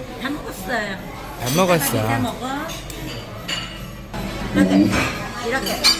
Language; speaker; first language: Korean; non-native, learner; Vietnamese